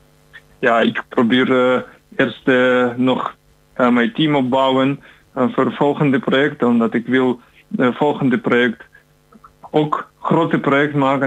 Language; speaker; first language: Dutch; non-native, learner; Ukrainian